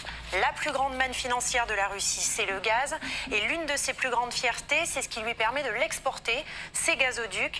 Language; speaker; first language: French; native; French